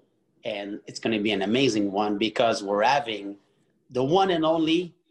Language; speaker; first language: English; non-native, fluent; French